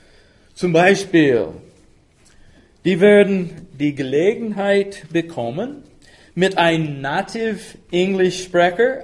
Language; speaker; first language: German; non-native, fluent; English